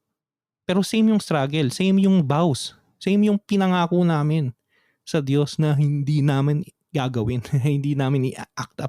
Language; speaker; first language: Filipino; native; Filipino